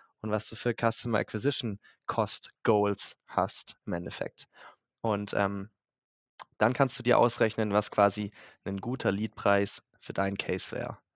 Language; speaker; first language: German; native; German